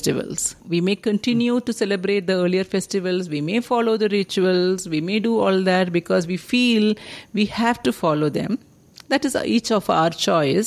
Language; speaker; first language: English; non-native, local second language; Malayalam